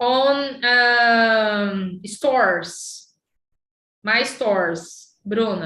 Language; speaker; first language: English; non-native, fluent; Portuguese